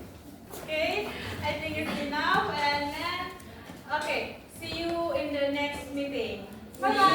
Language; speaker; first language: English; non-native, learner; Indonesian